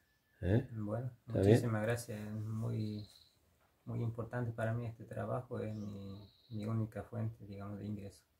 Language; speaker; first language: Spanish; non-native, local second language; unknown